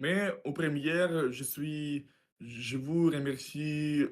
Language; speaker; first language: French; non-native, learner; Russian